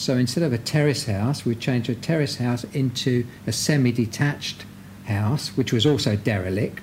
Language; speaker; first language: English; native; English